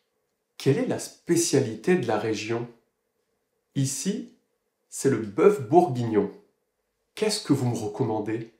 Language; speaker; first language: French; native; French